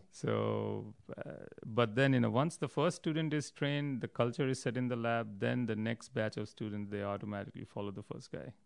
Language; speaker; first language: English; non-native, local second language; Hindi